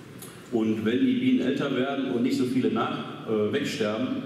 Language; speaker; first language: German; native; German